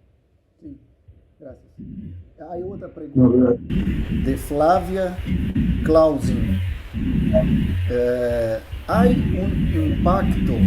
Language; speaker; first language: Spanish; non-native, learner; Portuguese